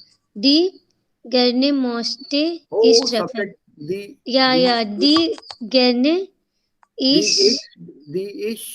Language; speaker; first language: German; non-native, learner; Hindi